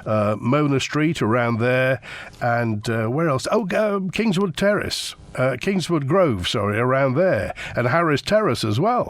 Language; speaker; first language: English; native; English